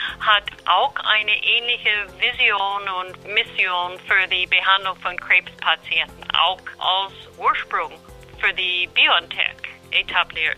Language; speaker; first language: German; non-native, fluent; English